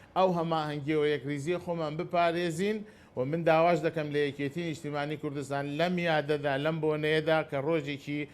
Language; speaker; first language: Central Kurdish; non-native, local second language; Azerbaijani